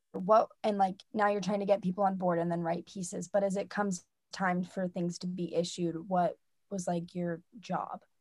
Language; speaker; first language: English; native; English